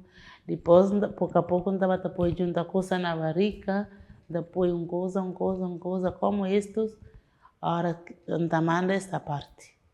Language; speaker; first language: Portuguese; non-native, learner; Kabuverdianu